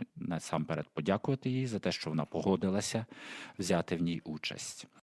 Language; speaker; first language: Ukrainian; native; Ukrainian